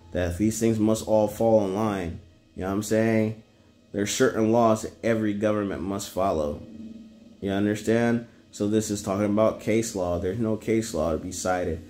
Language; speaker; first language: English; native; English